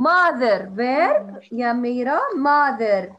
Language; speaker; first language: English; non-native, learner; Arabic